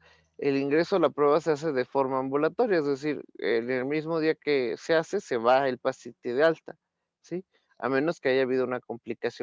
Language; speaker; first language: Spanish; native; Spanish